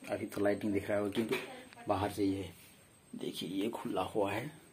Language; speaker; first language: Hindi; non-native, local second language; Odia